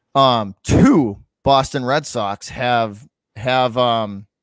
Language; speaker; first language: English; native; English